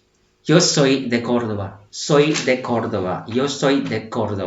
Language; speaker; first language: Spanish; non-native, fluent; Filipino